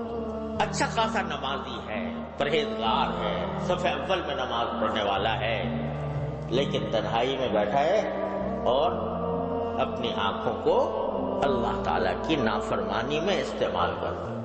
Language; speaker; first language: Urdu; native; Urdu